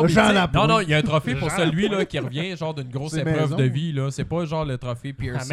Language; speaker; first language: French; native; French